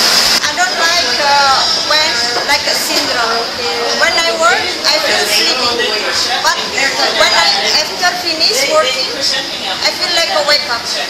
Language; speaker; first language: English; non-native, learner; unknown